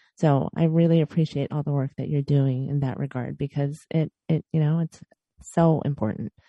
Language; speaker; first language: English; early bilingual, other home language; Filipino